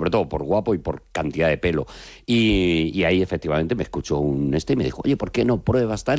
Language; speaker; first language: Spanish; native; Spanish